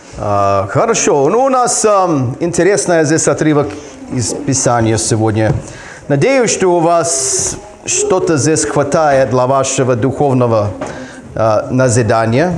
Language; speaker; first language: Russian; non-native, fluent; English